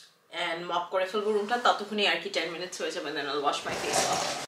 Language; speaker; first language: English; early bilingual, other home language; Bangla